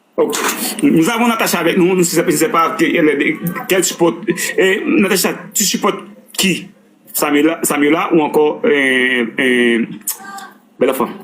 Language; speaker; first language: French; non-native, local second language; Haitian Creole